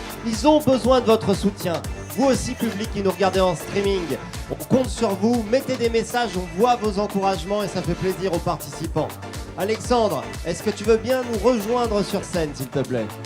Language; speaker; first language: French; native; French